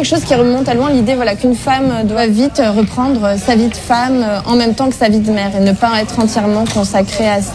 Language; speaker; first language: French; native; French